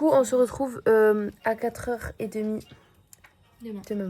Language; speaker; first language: French; native; French